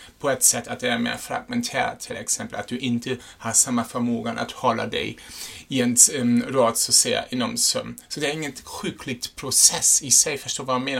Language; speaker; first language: Swedish; non-native, fluent; German